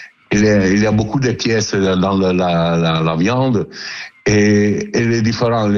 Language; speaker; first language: French; non-native, learner; Italian